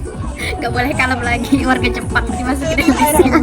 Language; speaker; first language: Indonesian; native; Indonesian